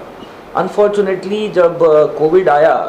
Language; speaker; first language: Hindi; native; Hindi